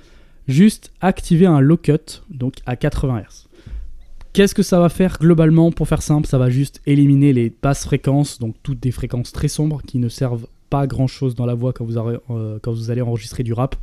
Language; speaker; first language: French; native; French